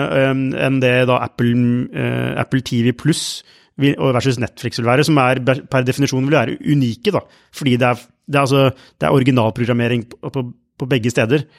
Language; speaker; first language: Norwegian; native; Norwegian